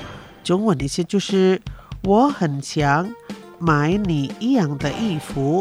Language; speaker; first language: Chinese; non-native, fluent; Indonesian